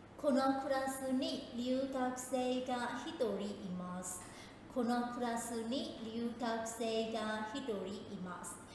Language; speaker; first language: Japanese; non-native, fluent; Burmese